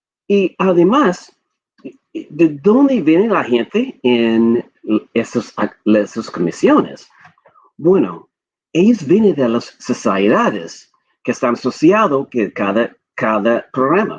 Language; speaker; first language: Spanish; non-native, fluent; English